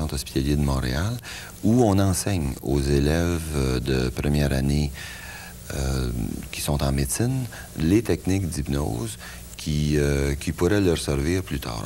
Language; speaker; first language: French; native; French